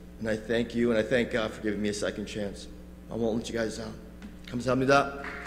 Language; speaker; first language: English; early bilingual, other home language; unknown